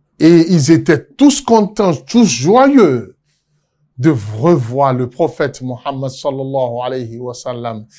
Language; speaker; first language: French; non-native, local second language; Yoruba